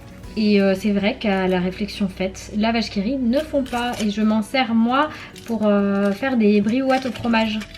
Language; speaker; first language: French; native; French